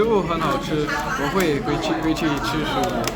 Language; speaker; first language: Chinese; non-native, learner; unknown